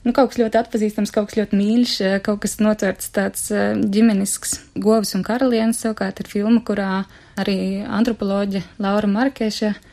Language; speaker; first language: Latvian; native; Latvian